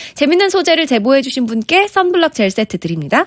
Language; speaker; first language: Korean; native; Korean